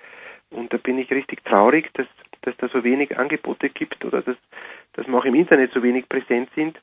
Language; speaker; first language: German; native; German